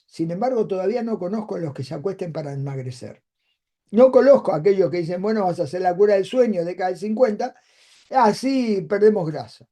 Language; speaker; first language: Spanish; native; Spanish